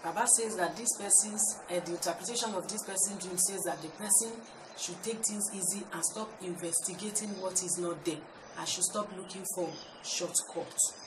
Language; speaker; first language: English; non-native, local second language; Yoruba